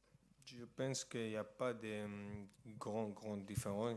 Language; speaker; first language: French; non-native, fluent; Spanish